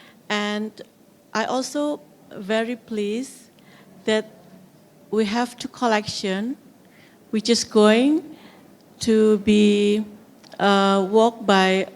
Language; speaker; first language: English; non-native, fluent; Indonesian